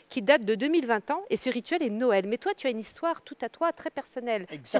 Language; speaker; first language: French; native; French